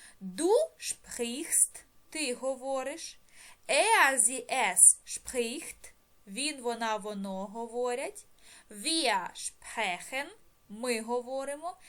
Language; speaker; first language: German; non-native, fluent; Ukrainian